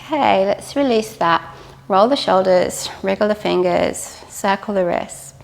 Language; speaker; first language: English; native; English